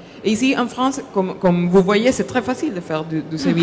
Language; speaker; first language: French; non-native, fluent; Spanish